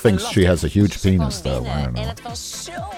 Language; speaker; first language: English; native; English